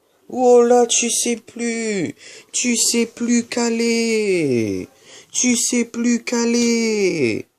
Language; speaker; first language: French; native; French